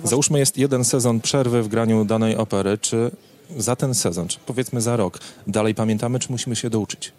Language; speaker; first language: Polish; native; Polish